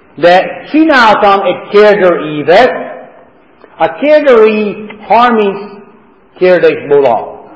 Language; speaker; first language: Hungarian; non-native, learner; English